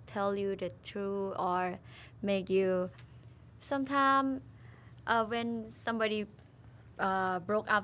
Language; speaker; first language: English; non-native, learner; Thai